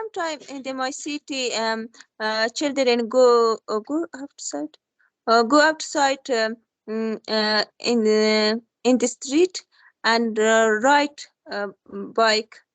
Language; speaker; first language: English; non-native, learner; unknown